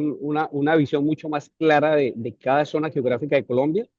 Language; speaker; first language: Spanish; native; Spanish